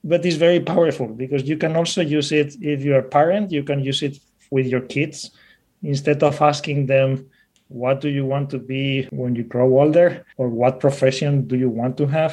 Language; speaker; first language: English; non-native, fluent; Spanish